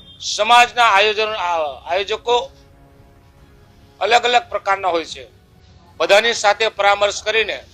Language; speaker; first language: Gujarati; native; Gujarati